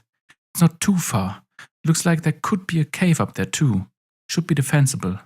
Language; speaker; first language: English; native; English